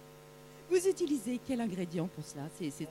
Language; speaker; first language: French; native; French